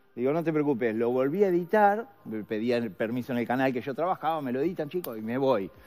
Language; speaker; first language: Spanish; native; Spanish